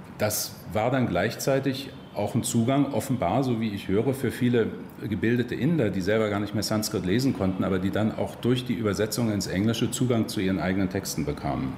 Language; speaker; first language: German; native; German